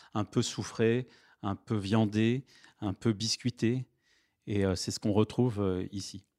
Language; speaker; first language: French; native; French